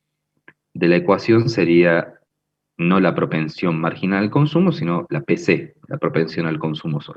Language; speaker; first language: Spanish; native; Spanish